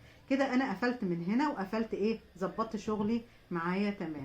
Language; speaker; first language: Arabic; native; Arabic